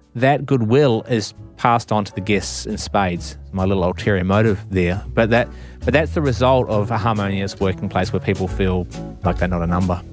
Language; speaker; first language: English; native; English